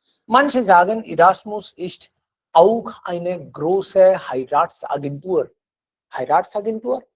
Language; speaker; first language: German; non-native, fluent; Hindi